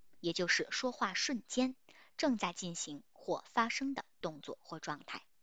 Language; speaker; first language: Chinese; native; Chinese